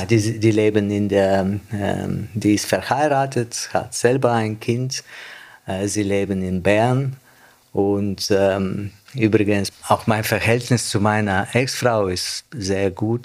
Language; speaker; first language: German; non-native, fluent; Bulgarian